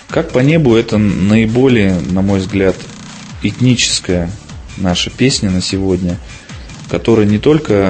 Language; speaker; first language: Russian; native; Russian